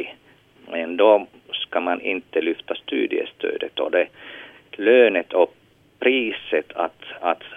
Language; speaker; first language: Swedish; non-native, local second language; Finnish